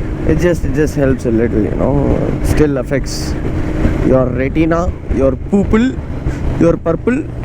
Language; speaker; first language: English; non-native, local second language; Tamil